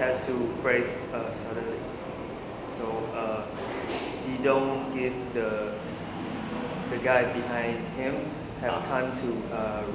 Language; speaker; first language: English; non-native, learner; Chinese